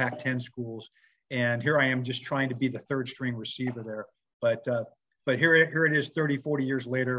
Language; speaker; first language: English; native; English